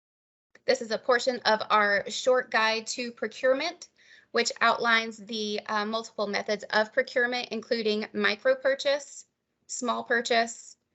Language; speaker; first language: English; native; English